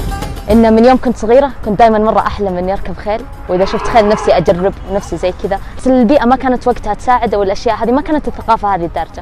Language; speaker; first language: Arabic; native; Arabic